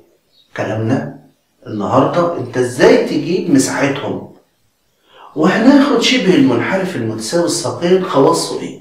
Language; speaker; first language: Arabic; native; Arabic